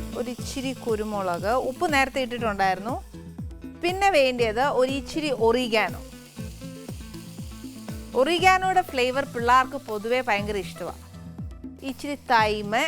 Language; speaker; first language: Malayalam; native; Malayalam